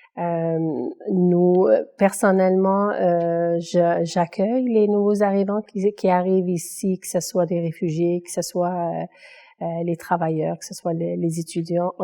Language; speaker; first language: French; non-native, local second language; Kabyle